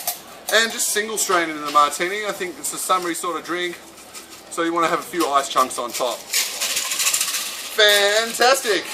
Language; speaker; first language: English; native; English